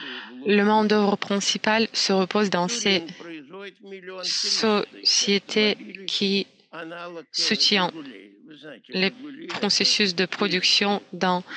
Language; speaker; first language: French; non-native, fluent; Russian